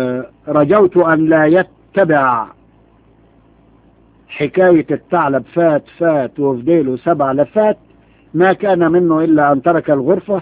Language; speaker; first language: Arabic; native; Arabic